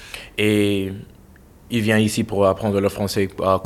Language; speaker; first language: French; non-native, fluent; English